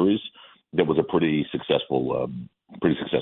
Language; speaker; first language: English; native; English